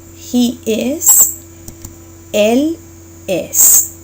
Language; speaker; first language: Spanish; non-native, fluent; English